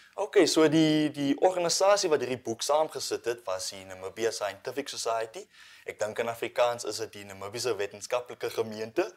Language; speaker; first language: Afrikaans; non-native, local second language; English